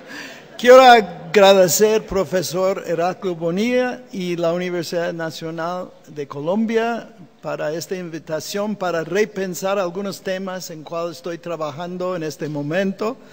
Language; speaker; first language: Spanish; non-native, fluent; English